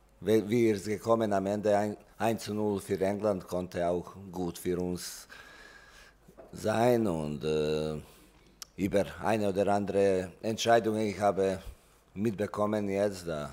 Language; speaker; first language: German; non-native, learner; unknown